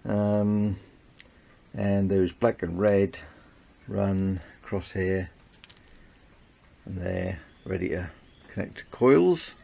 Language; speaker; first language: English; native; English